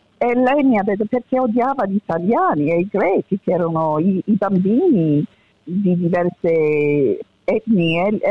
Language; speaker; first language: Italian; early bilingual, heritage; Italian